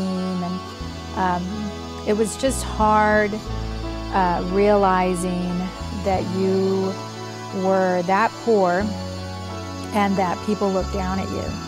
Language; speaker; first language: English; early bilingual, other home language; Spanish